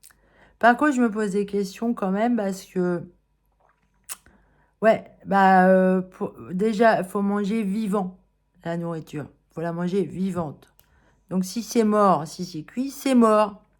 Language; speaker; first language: French; native; French